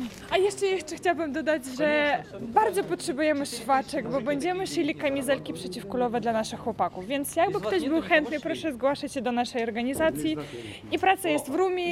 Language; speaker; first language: Polish; non-native, fluent; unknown